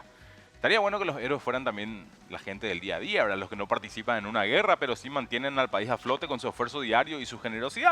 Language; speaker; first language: Spanish; native; Spanish